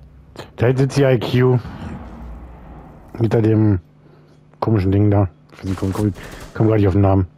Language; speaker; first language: German; native; German